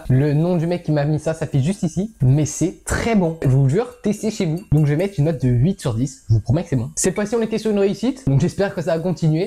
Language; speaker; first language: French; native; French